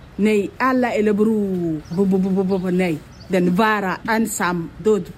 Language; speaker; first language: Swedish; non-native, learner; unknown